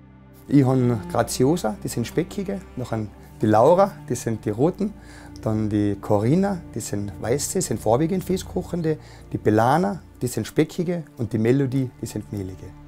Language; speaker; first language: German; native; German